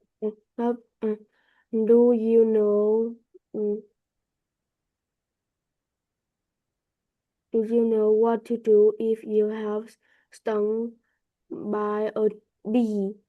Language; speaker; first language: English; non-native, learner; Vietnamese